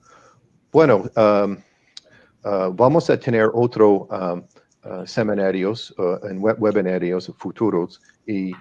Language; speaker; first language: Spanish; non-native, fluent; English